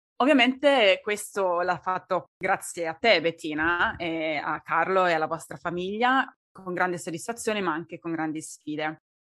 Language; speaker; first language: Italian; native; Italian